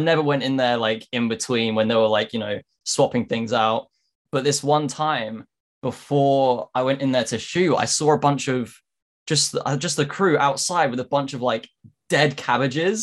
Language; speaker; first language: English; native; English